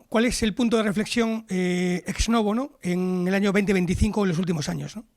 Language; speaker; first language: Spanish; native; Spanish